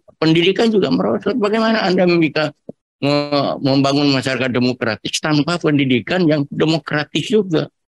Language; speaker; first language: Indonesian; non-native, local second language; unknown